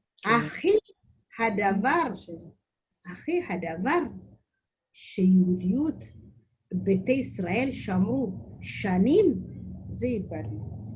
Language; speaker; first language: Hebrew; non-native, learner; Amharic